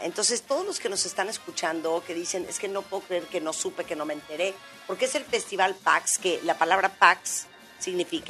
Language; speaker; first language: Spanish; native; Spanish